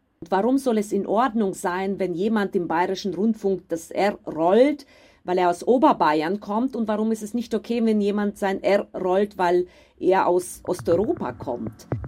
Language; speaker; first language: German; non-native, fluent; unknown